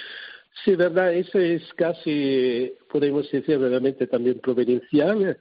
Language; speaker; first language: Spanish; non-native, fluent; Cebuano